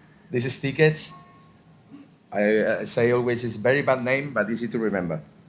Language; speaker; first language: English; non-native, learner; Spanish